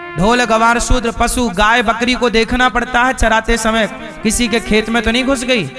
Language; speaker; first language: Hindi; native; Hindi